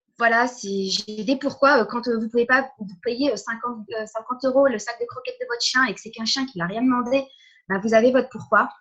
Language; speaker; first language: French; early bilingual, other home language; Portuguese